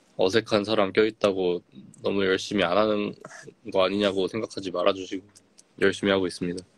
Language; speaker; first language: Korean; native; Korean